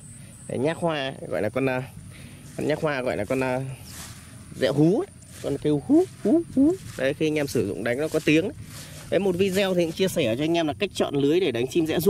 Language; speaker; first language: Vietnamese; native; Vietnamese